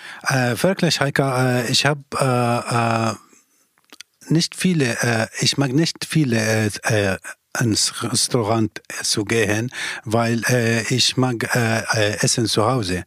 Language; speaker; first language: German; non-native, learner; Persian